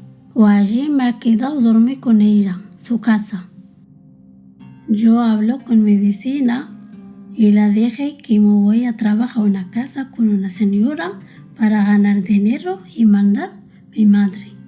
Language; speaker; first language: Spanish; early bilingual, other home language; Arabic